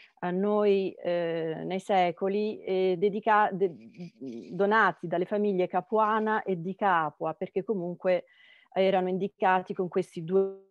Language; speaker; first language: Italian; native; Italian